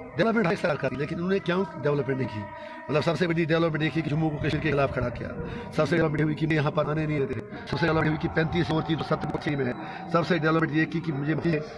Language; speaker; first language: Urdu; non-native, local second language; Kashmiri